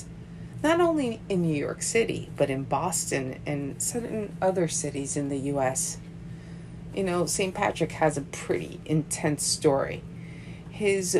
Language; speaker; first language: English; native; English